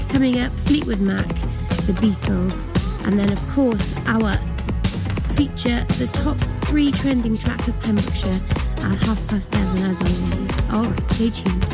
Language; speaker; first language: English; native; English